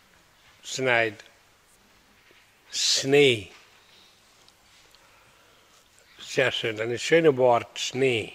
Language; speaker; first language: German; non-native, learner; Hindi